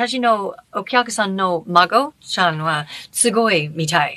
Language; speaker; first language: Japanese; non-native, fluent; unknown